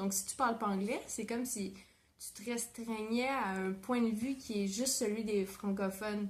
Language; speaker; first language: French; native; French